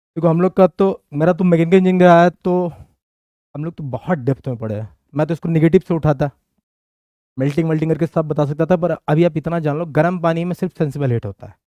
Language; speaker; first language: Hindi; native; Hindi